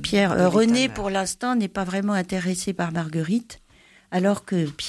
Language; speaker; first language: French; native; French